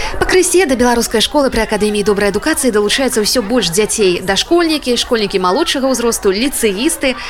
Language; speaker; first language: Belarusian; native; Belarusian